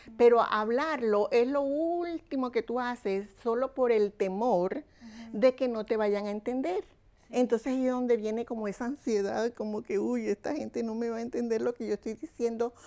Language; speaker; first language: Spanish; native; Spanish